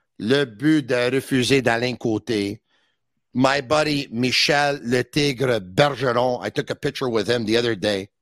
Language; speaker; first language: English; native; English